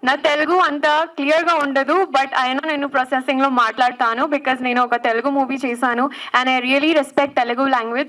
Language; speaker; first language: Telugu; non-native, learner; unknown